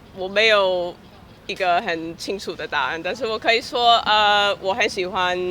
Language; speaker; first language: Chinese; non-native, fluent; English